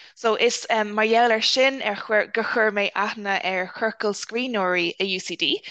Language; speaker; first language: Irish; non-native, local second language; English